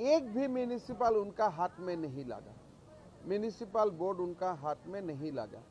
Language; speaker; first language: Hindi; non-native, local second language; Assamese